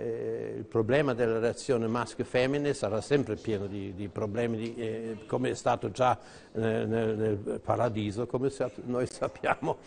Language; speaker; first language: Italian; non-native, fluent; German